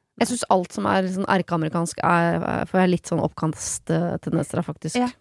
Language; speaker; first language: Norwegian; native; Norwegian